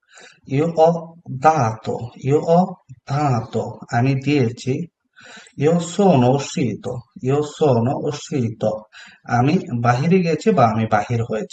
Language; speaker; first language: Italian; non-native, fluent; Bangla